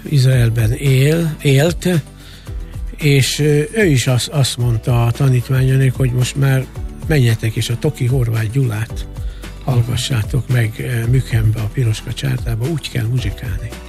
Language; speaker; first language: Hungarian; native; Hungarian